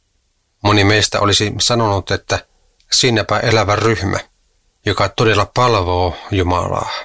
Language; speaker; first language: Finnish; native; Finnish